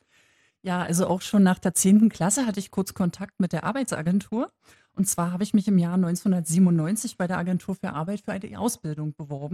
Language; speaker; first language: German; native; German